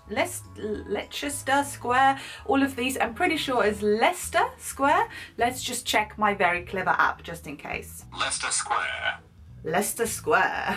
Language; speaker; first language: English; non-native, fluent; German